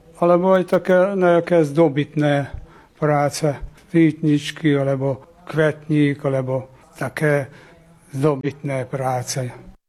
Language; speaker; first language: Slovak; native; Slovak